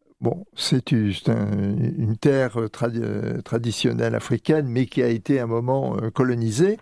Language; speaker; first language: French; native; French